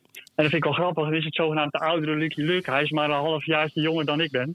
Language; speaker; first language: Dutch; native; Dutch